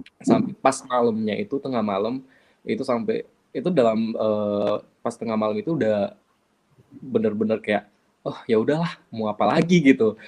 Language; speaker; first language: Indonesian; non-native, local second language; Achinese